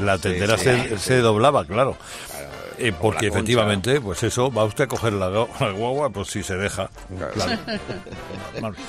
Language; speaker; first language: Spanish; native; Spanish